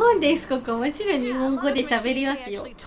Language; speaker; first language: Japanese; non-native, learner; Georgian